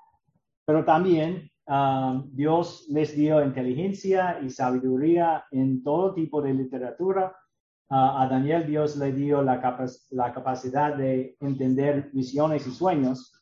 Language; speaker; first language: Spanish; non-native, learner; English